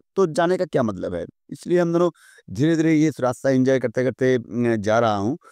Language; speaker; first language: Hindi; non-native, local second language; Bangla